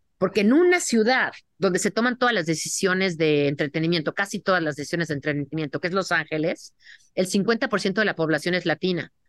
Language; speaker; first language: Spanish; native; Spanish